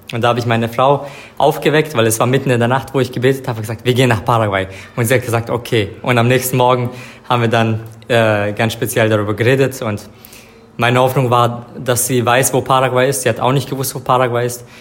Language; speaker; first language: German; non-native, fluent; Serbian